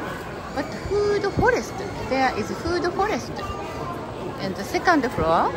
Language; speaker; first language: English; non-native, learner; Japanese